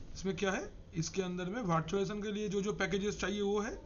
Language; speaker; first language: Hindi; non-native, local second language; Bangla